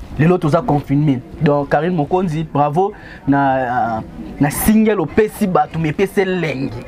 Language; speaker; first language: Lingala; native; Lingala